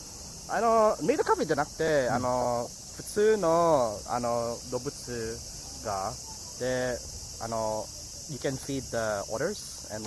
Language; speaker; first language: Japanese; non-native, learner; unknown